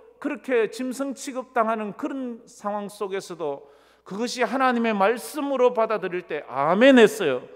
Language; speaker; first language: Korean; native; Korean